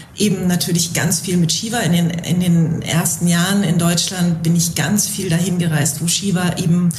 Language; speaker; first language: German; native; German